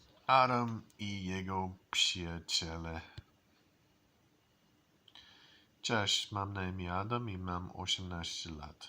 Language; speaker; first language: Polish; non-native, learner; English